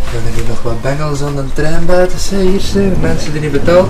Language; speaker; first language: Dutch; native; Dutch